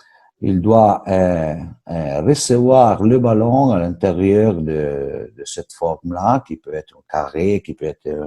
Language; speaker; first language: French; non-native, fluent; Italian